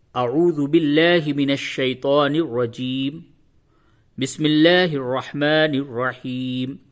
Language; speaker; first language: Urdu; native; Urdu